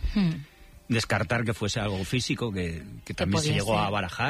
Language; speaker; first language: Spanish; native; Spanish